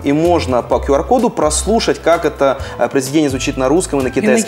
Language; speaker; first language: Russian; native; Russian